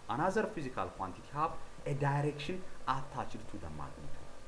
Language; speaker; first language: English; non-native, local second language; Amharic